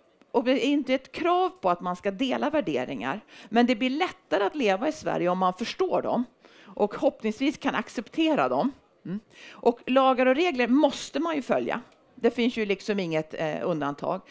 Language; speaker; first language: Swedish; native; Swedish